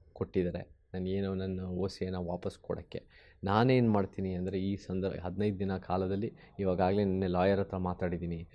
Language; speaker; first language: Kannada; early bilingual, heritage; Kannada